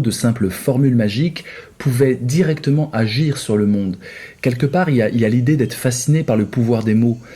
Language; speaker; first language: French; native; French